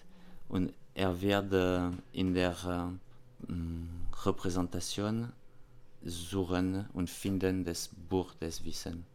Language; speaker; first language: German; non-native, learner; French